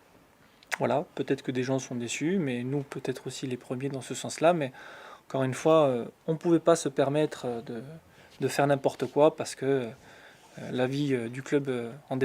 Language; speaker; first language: French; native; French